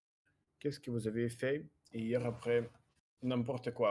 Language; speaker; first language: French; non-native, learner; Russian